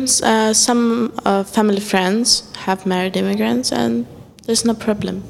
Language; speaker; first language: English; non-native, learner; Greek